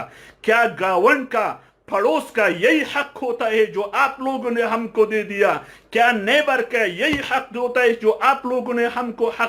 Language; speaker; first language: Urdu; non-native, fluent; Pashto